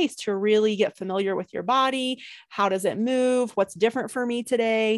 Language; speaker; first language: English; native; English